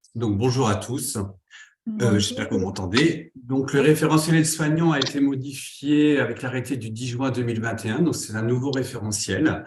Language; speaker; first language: French; native; French